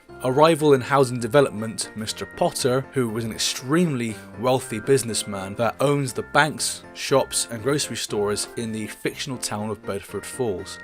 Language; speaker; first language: English; native; English